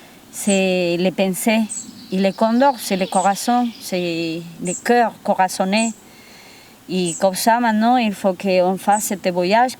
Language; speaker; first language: French; non-native, fluent; Spanish